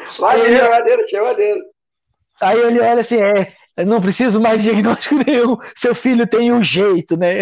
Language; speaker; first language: Portuguese; native; Portuguese